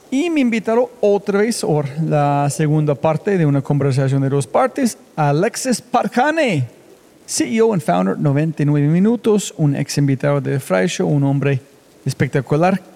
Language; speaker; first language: Spanish; non-native, learner; English